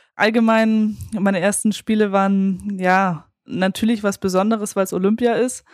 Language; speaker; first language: German; native; German